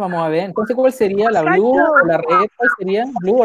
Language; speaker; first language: Spanish; native; Spanish